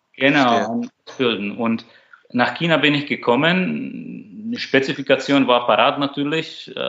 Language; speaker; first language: German; non-native, fluent; Slovak